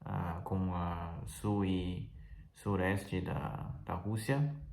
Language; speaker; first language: Portuguese; non-native, fluent; Chinese